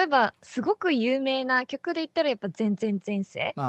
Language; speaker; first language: Japanese; native; Japanese